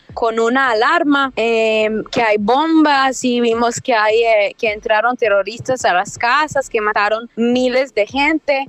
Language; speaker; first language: Spanish; early bilingual, other home language; Hebrew